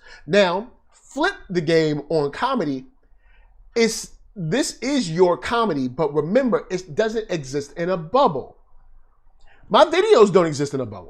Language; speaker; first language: English; native; English